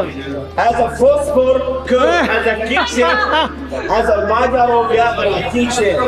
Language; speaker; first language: Hungarian; non-native, learner; Arabic